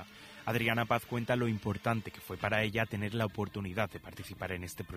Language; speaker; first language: Spanish; native; Spanish